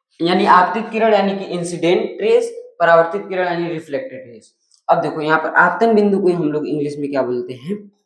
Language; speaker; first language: Hindi; native; Hindi